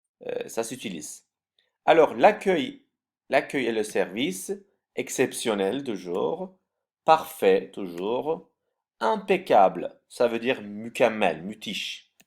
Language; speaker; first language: French; non-native, fluent; Turkish